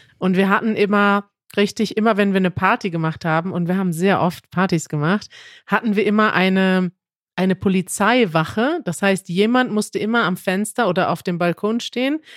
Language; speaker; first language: German; native; German